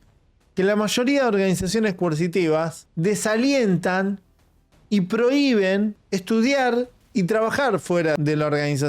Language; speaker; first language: Spanish; native; Spanish